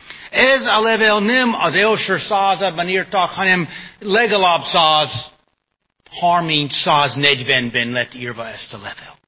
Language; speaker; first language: Hungarian; non-native, fluent; English